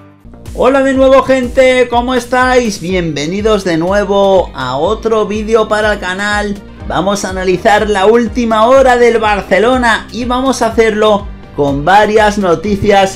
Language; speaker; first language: Spanish; native; Spanish